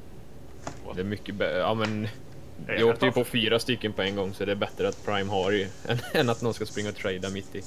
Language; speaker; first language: Swedish; native; Swedish